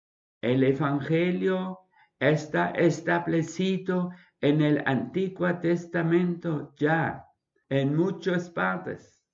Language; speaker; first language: Spanish; non-native, fluent; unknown